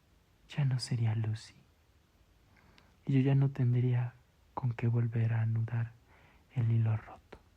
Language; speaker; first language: Spanish; native; Spanish